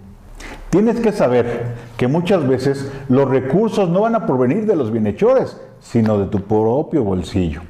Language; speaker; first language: Spanish; native; Spanish